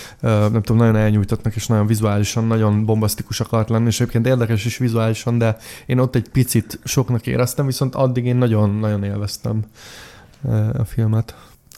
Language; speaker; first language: Hungarian; native; Hungarian